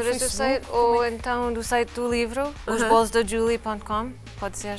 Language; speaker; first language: Portuguese; non-native, fluent; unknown